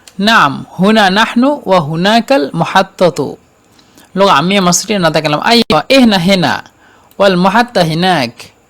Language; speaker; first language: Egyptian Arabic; non-native, fluent; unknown